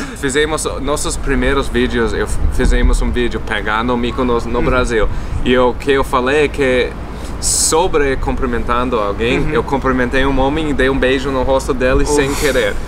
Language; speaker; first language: Portuguese; non-native, fluent; English